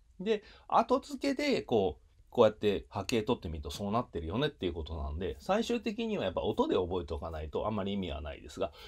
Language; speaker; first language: Japanese; native; Japanese